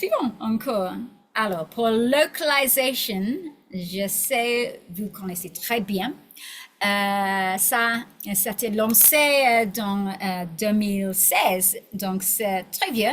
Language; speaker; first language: French; non-native, learner; English